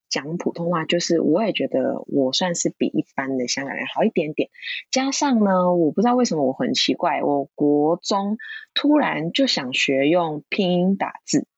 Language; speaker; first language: Chinese; non-native, local second language; Cantonese